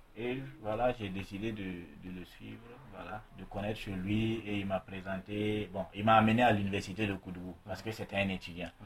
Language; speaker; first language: French; non-native, local second language; Mossi